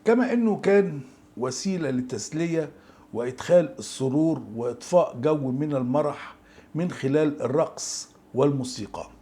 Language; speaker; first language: Arabic; native; Arabic